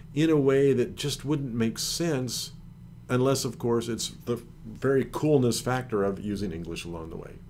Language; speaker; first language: English; native; English